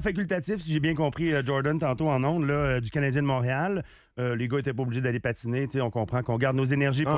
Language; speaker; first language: French; native; French